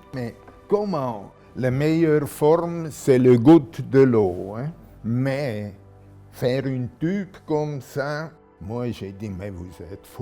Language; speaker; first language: French; non-native, local second language; German